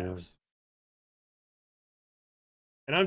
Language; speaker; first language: English; native; English